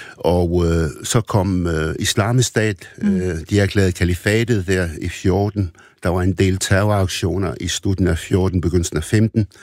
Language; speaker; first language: Danish; early bilingual, other home language; Arabic